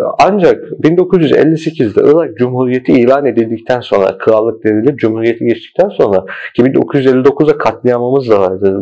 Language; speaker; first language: Turkish; early bilingual, heritage; Turkish